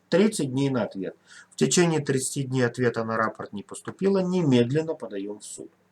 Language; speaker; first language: Russian; native; Russian